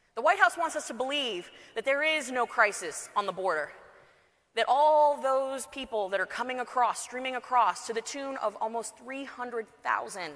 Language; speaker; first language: English; native; English